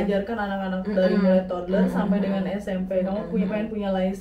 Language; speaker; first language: Indonesian; native; Indonesian